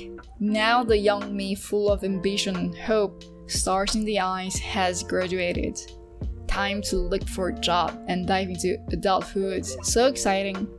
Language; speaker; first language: English; non-native, fluent; French